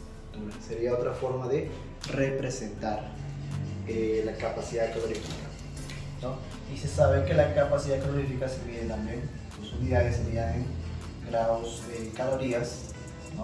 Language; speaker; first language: Spanish; native; Spanish